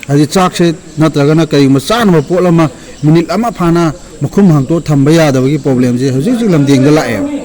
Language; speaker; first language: Manipuri; native; Manipuri